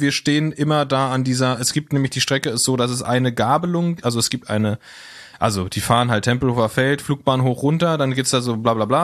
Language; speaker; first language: German; native; German